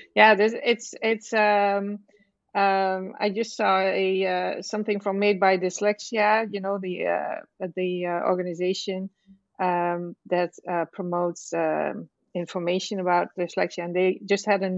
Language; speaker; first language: English; non-native, fluent; Dutch